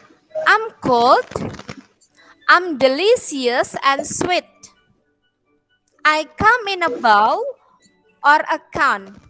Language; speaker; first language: English; non-native, fluent; Indonesian